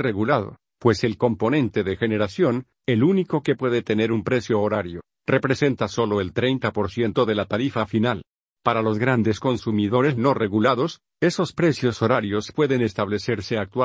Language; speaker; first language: Spanish; native; Spanish